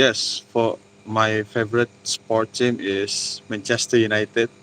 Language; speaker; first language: English; non-native, learner; Malay